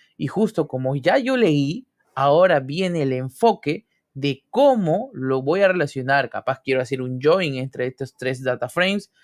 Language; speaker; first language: Spanish; native; Spanish